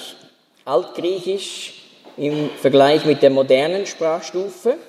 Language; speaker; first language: German; native; German